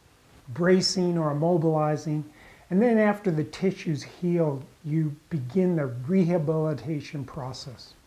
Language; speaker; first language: English; native; English